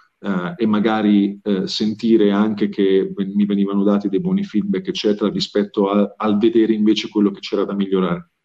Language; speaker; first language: Italian; native; Italian